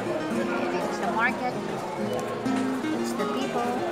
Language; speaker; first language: English; non-native, local second language; Filipino